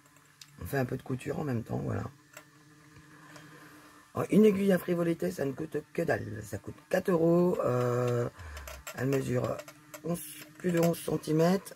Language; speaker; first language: French; native; French